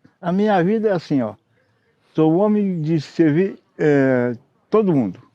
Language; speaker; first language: Portuguese; non-native, local second language; Low German